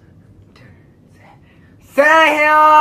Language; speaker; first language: Korean; non-native, learner; Japanese